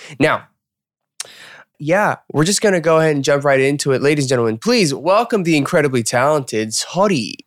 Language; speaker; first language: English; early bilingual, other home language; Korean